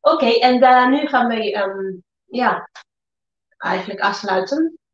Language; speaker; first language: Dutch; non-native, learner; Spanish